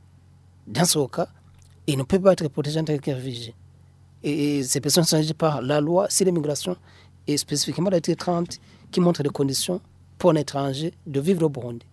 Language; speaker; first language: French; non-native, local second language; Rundi